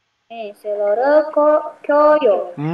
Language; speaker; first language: Korean; non-native, learner; Indonesian